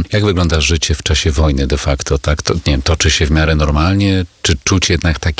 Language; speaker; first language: Polish; native; Polish